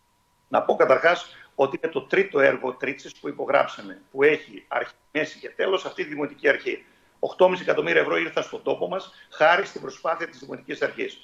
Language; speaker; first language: Greek; native; Greek